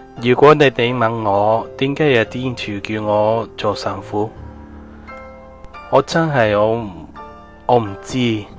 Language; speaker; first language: Cantonese; non-native, learner; Spanish